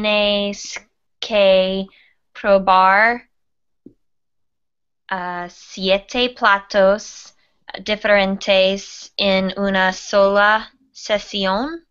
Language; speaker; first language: Spanish; non-native, learner; English